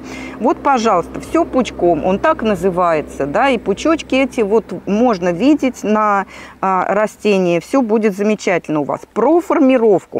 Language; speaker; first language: Russian; native; Russian